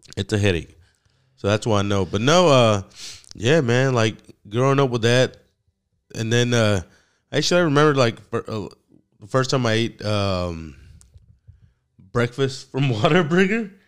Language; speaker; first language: English; early bilingual, other home language; Spanish